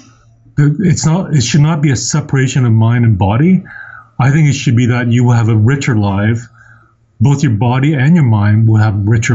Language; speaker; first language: English; non-native, local second language; Cantonese